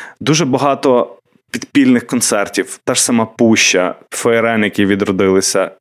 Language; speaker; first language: Ukrainian; native; Ukrainian